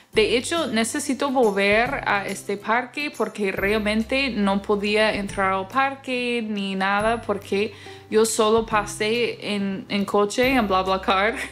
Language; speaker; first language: Spanish; non-native, fluent; English